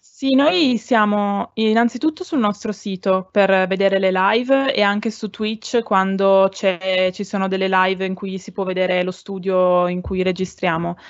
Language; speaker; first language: Italian; native; Italian